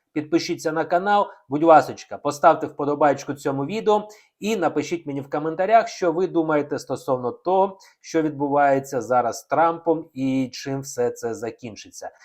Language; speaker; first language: Ukrainian; non-native, local second language; Russian